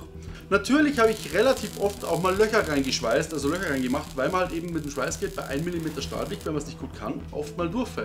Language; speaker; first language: German; native; German